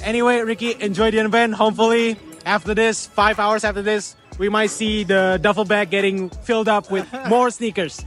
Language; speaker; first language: English; non-native, fluent; Indonesian